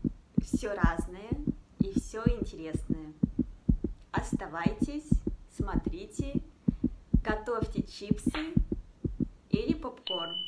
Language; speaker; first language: Russian; early bilingual, heritage; Russian